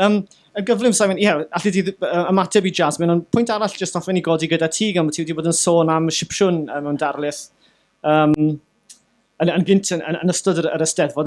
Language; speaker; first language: Welsh; native; Welsh